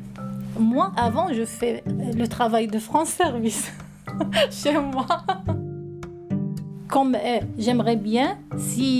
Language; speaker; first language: French; non-native, learner; Arabic